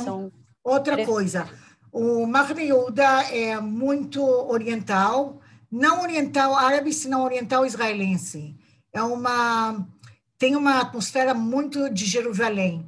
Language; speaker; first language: Portuguese; non-native, fluent; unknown